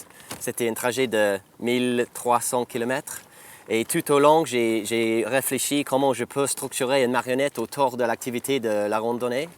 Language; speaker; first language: French; non-native, fluent; English